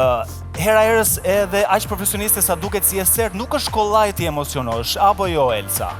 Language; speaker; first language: Albanian; native; Albanian